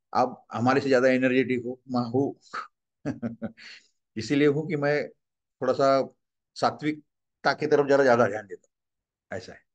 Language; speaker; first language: Hindi; non-native, local second language; Marathi